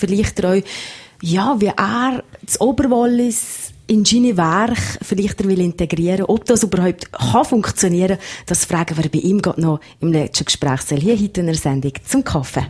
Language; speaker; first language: German; native; German